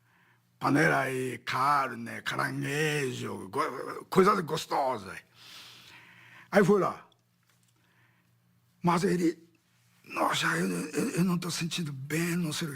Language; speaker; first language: Portuguese; non-native, learner; Japanese